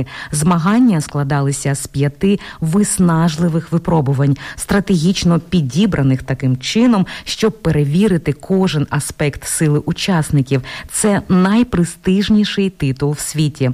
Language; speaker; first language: Ukrainian; native; Ukrainian